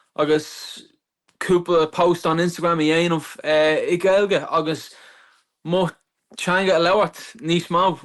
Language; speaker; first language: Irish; non-native, local second language; English